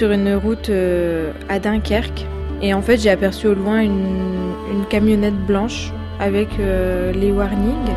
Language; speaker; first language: French; native; French